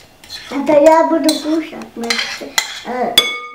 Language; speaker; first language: Russian; early bilingual, heritage; Russian